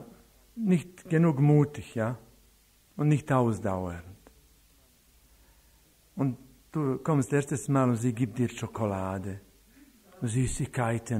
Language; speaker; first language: German; non-native, fluent; Croatian